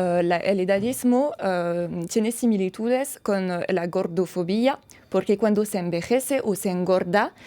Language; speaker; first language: Spanish; non-native, fluent; French